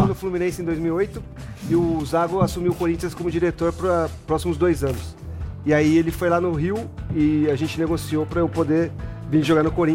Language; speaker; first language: Portuguese; native; Portuguese